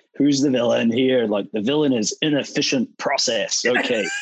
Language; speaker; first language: English; native; English